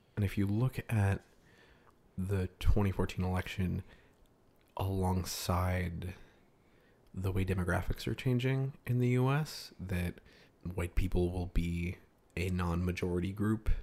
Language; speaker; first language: English; early bilingual, other home language; Italian